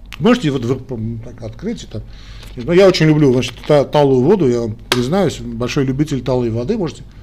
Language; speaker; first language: Russian; non-native, local second language; Armenian